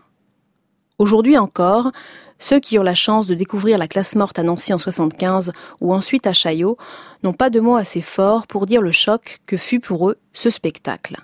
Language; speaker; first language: French; native; French